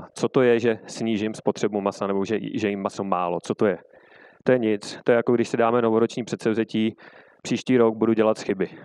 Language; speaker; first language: Czech; native; Czech